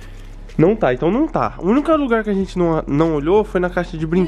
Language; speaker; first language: Portuguese; native; Portuguese